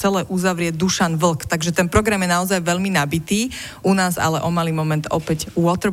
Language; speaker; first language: Slovak; native; Slovak